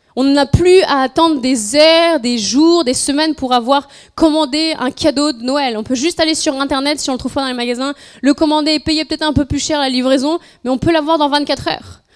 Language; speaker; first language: French; non-native, fluent; Spanish